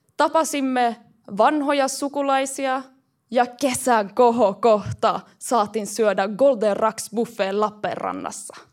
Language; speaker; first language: Finnish; early bilingual, heritage; Swedish